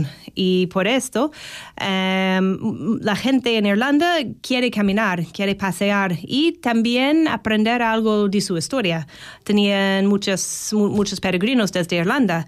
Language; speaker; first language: Spanish; non-native, fluent; English